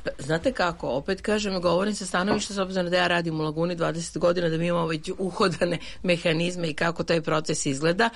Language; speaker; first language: Serbian; native; Serbian